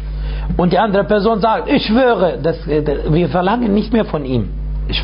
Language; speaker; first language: German; non-native, fluent; Arabic